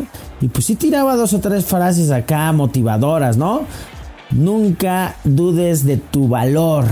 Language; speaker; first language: Spanish; native; Spanish